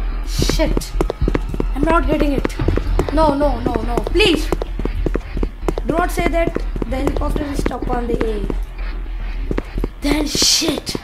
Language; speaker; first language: English; non-native, local second language; Telugu